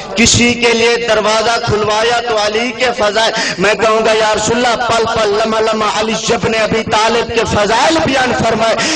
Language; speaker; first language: Urdu; non-native, local second language; Saraiki